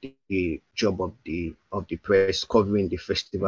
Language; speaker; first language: English; non-native, local second language; Yoruba